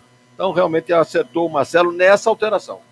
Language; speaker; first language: Portuguese; native; Portuguese